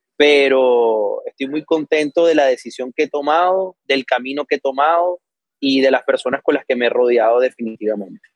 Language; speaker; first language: Spanish; native; Spanish